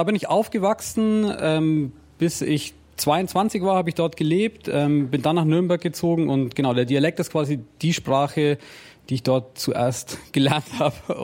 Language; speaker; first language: German; native; German